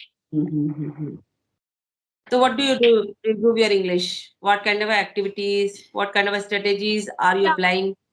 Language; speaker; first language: English; non-native, fluent; Hindi